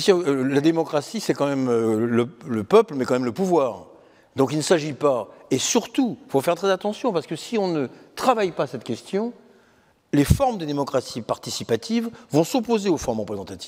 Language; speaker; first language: French; native; French